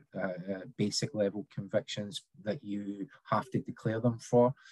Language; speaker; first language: English; native; English